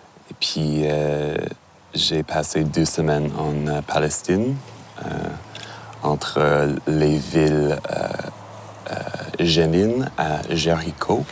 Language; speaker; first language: French; non-native, local second language; English